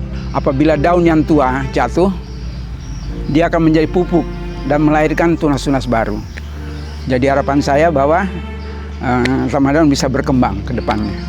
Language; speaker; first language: Indonesian; non-native, local second language; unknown